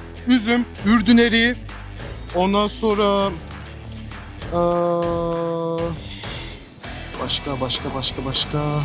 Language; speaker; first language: Turkish; non-native, fluent; Russian